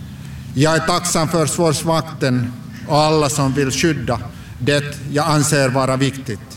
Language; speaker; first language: Swedish; non-native, local second language; Finnish